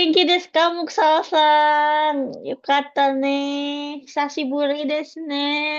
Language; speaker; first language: Japanese; non-native, fluent; Indonesian